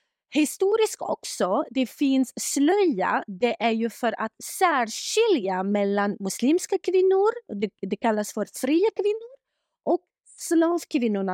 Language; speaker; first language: Swedish; non-native, fluent; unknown